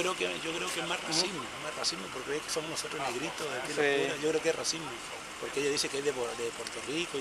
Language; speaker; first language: Spanish; native; Spanish